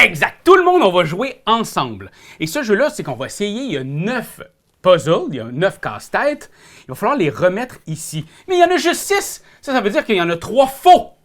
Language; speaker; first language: French; native; French